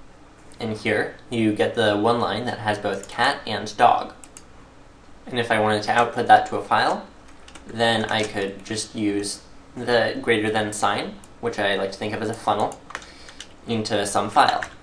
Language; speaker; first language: English; native; English